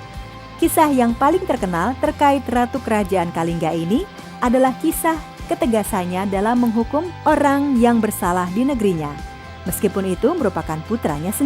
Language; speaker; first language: Indonesian; native; Indonesian